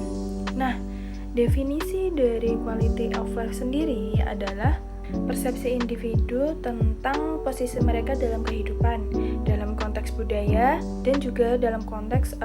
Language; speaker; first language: Indonesian; native; Indonesian